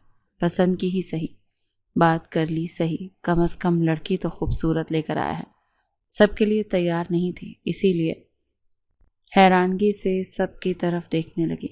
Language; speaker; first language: Urdu; native; Urdu